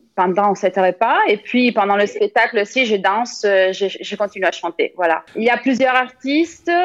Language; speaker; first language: French; non-native, fluent; Italian